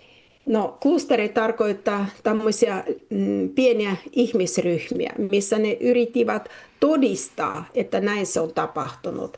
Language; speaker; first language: Finnish; non-native, fluent; Russian